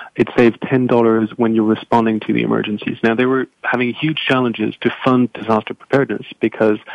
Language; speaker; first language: English; non-native, fluent; French